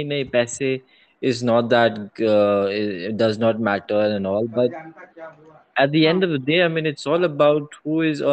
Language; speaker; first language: English; non-native, local second language; Malayalam